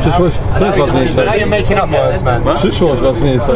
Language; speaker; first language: Polish; native; Polish